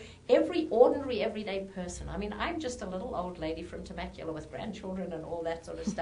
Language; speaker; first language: English; native; English